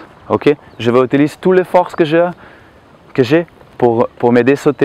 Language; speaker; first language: French; non-native, learner; Slovenian